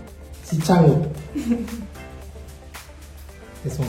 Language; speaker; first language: French; non-native, fluent; Korean